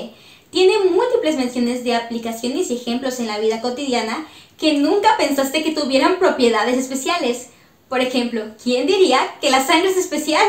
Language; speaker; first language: Spanish; native; Spanish